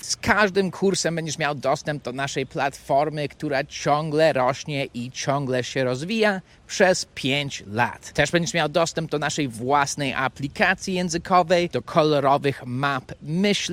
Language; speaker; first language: Polish; non-native, fluent; English